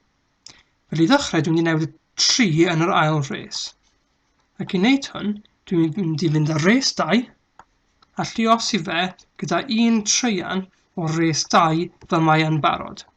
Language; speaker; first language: Welsh; native; Welsh